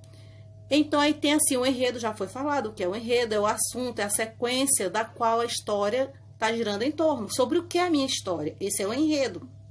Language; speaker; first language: Portuguese; native; Portuguese